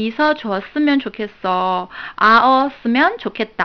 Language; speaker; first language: Korean; non-native, fluent; Chinese